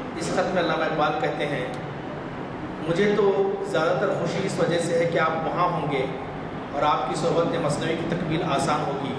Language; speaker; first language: Urdu; native; Urdu